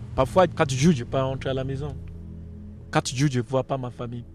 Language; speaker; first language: French; non-native, learner; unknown